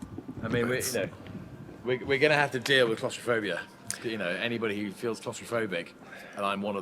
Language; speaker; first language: English; native; English